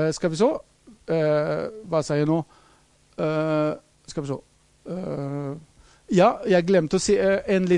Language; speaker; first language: Norwegian; non-native, fluent; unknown